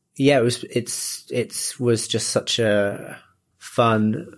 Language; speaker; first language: English; early bilingual, other home language; Japanese